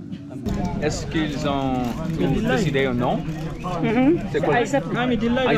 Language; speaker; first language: French; non-native, learner; English